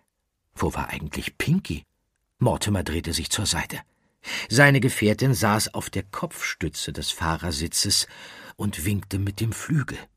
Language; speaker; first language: German; native; German